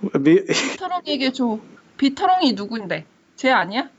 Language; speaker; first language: Korean; early bilingual, heritage; Korean